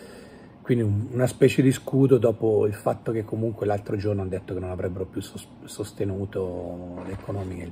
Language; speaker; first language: Italian; native; Italian